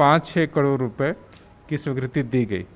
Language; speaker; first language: Hindi; native; Hindi